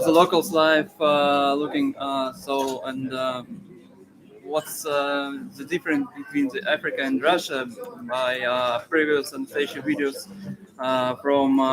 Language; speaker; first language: English; non-native, learner; Russian